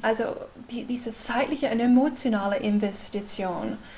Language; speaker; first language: German; non-native, fluent; English